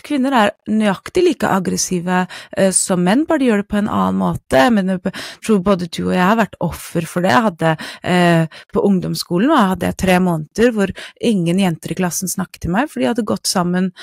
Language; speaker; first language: Norwegian; non-native, fluent; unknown